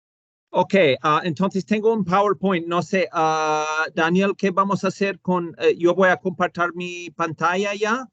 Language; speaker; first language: Spanish; non-native, fluent; English